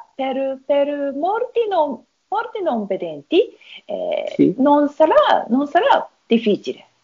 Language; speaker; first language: Italian; non-native, learner; Japanese